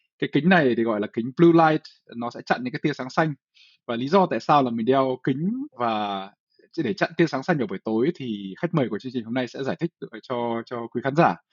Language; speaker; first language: Vietnamese; native; Vietnamese